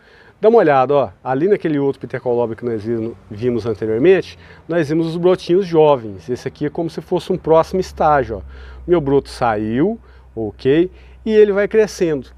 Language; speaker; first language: Portuguese; native; Portuguese